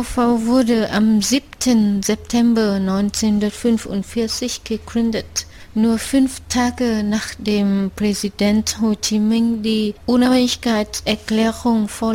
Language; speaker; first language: German; non-native, fluent; Vietnamese